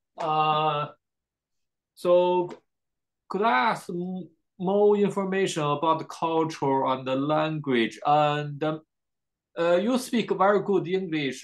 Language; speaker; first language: English; non-native, learner; Chinese